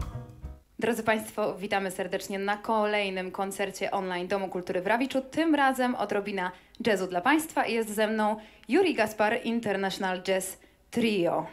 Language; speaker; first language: Polish; native; Polish